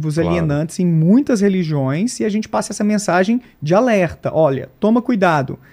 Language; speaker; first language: Portuguese; native; Portuguese